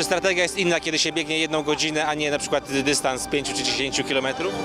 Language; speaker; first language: Polish; native; Polish